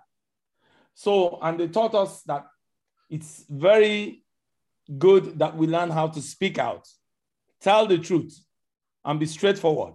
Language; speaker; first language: English; non-native, local second language; Igbo